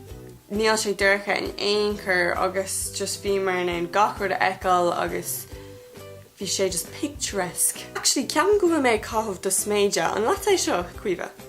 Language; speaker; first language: Irish; non-native, local second language; English